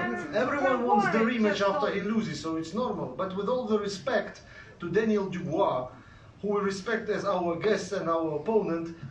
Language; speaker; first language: English; non-native, fluent; Ukrainian